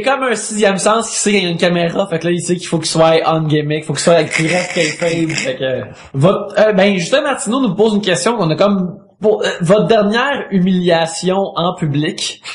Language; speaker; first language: French; native; French